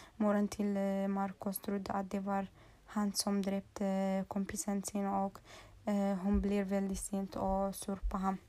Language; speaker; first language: Swedish; non-native, learner; Norwegian